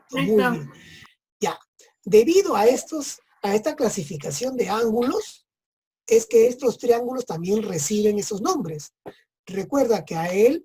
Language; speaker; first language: Spanish; native; Spanish